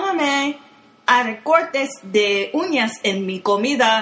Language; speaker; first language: Spanish; non-native, learner; English